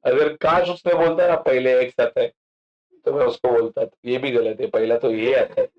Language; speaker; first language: Hindi; non-native, local second language; Marathi